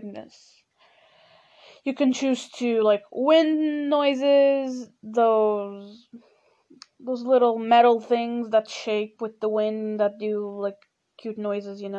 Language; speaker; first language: English; non-native, fluent; Portuguese